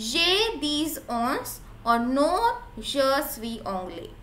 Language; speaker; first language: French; non-native, learner; Hindi